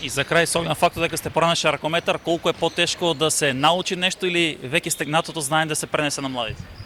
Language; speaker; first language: Macedonian; native; Macedonian